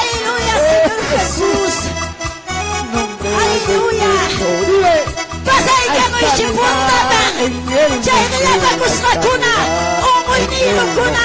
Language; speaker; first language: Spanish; non-native, local second language; Quechua